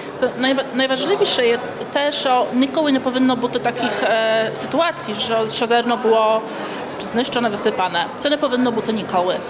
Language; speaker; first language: Polish; non-native, learner; Ukrainian